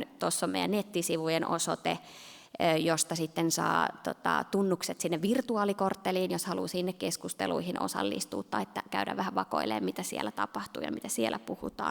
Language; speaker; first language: Finnish; native; Finnish